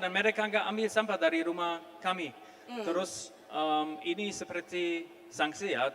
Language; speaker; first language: Indonesian; non-native, fluent; German